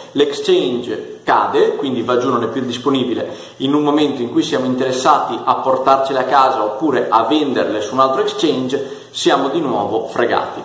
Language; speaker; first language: Italian; native; Italian